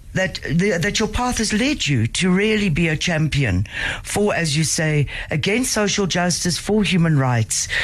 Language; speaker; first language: English; native; English